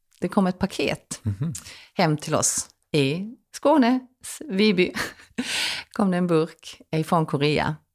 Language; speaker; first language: Swedish; early bilingual, other home language; Korean